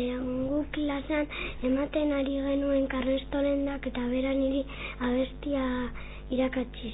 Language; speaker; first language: Basque; non-native, local second language; Spanish